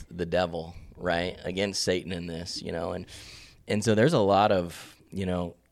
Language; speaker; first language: English; native; English